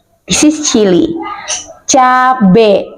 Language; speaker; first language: English; non-native, learner; Indonesian